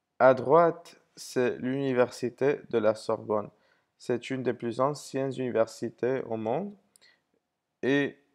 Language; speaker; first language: French; non-native, fluent; English